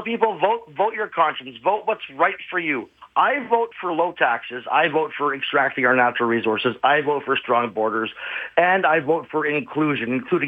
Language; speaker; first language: English; native; English